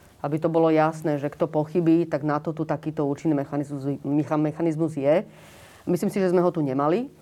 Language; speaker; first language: Slovak; native; Slovak